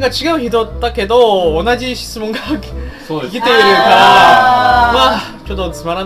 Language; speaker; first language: Japanese; non-native, learner; Korean